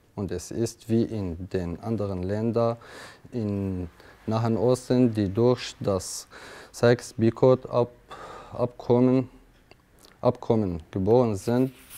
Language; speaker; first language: German; non-native, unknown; Kurdish